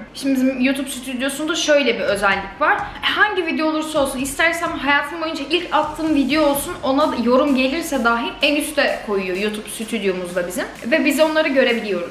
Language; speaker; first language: Turkish; native; Turkish